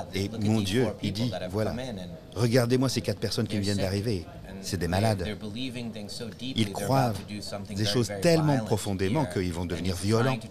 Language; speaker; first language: French; non-native, fluent; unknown